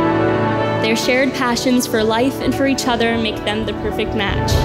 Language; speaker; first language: English; native; English